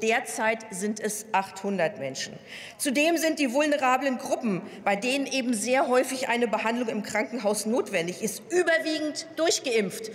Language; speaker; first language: German; native; German